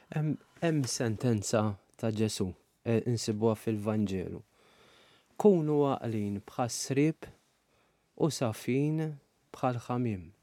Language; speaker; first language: Maltese; native; Maltese